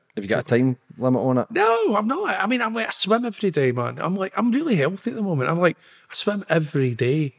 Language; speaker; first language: English; native; English